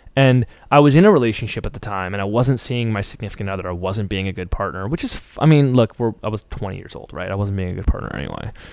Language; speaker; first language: English; early bilingual, other home language; Persian